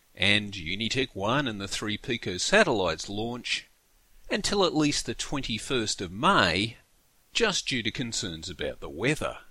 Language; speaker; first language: English; native; English